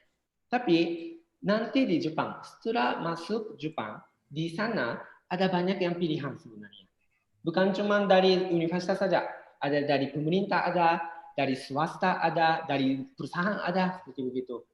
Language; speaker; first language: Indonesian; non-native, fluent; Japanese